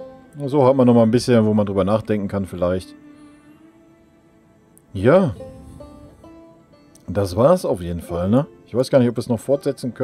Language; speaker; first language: German; native; German